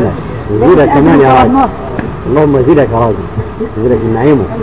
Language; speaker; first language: Arabic; native; Arabic